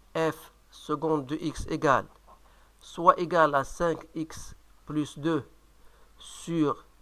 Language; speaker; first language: French; non-native, local second language; Arabic